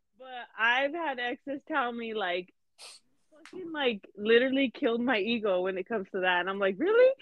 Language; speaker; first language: English; early bilingual, other home language; Spanish